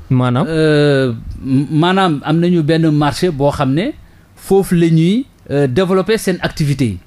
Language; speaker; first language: Wolof; non-native, local second language; Jola-Fonyi